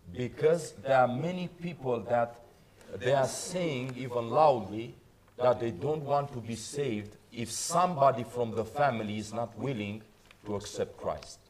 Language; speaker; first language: English; non-native, fluent; Romanian